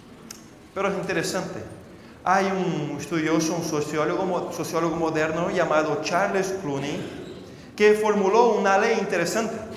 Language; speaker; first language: Spanish; non-native, fluent; Portuguese